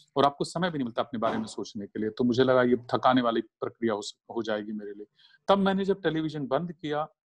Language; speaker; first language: Hindi; native; Hindi